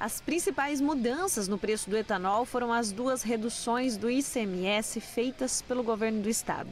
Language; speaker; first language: Portuguese; native; Portuguese